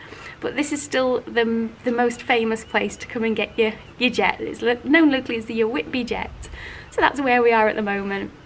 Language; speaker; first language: English; native; English